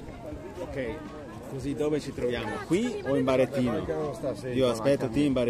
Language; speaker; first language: Italian; non-native, learner; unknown